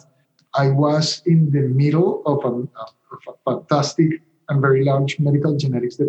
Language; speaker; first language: English; non-native, fluent; Spanish